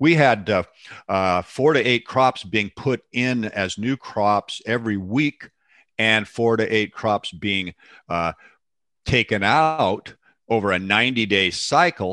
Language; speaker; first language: English; native; English